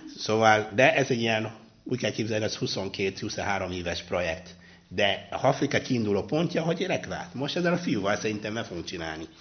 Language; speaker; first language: Hungarian; non-native, fluent; Luba-Lulua